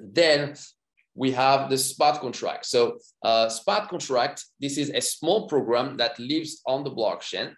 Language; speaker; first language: English; non-native, fluent; French